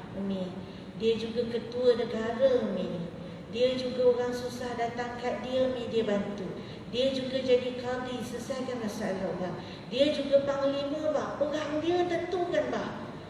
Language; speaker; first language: Malay; native; Malay